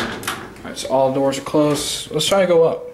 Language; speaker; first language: English; native; English